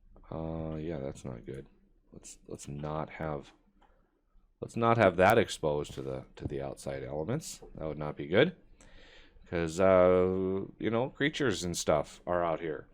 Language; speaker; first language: English; native; English